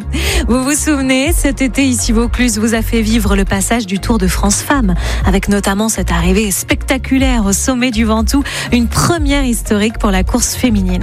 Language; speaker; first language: French; native; French